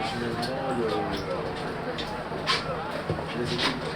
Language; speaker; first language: French; non-native, fluent; English